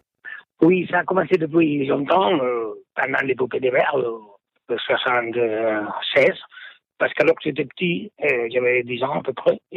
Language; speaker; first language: French; non-native, fluent; Spanish